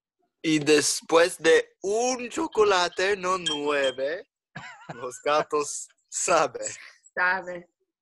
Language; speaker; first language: Spanish; non-native, learner; English